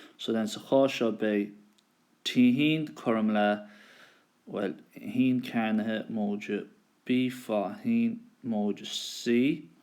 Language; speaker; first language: Irish; native; Irish